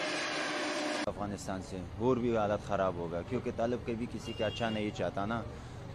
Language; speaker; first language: Hindi; non-native, fluent; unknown